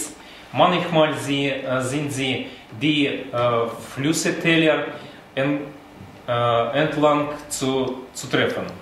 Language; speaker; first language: German; non-native, learner; Russian